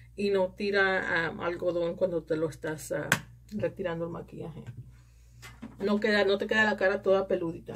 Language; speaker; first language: Spanish; early bilingual, heritage; Spanish